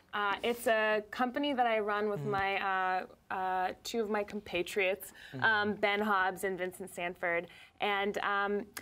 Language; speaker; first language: English; native; English